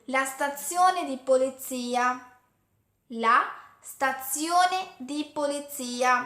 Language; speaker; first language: Italian; non-native, learner; Hindi